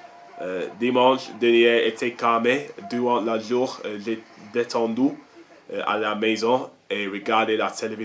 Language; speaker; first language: French; non-native, learner; English